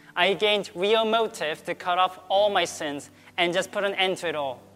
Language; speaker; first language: English; early bilingual, other home language; Korean